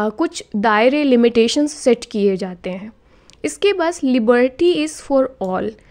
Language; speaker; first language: Hindi; native; Hindi